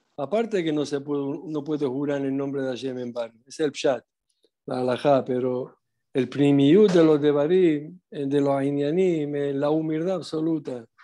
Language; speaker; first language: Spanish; non-native, fluent; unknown